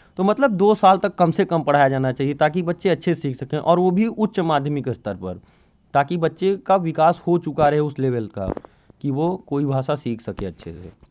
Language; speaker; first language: Hindi; native; Hindi